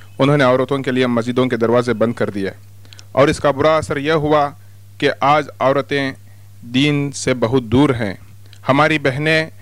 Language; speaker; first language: Urdu; native; Urdu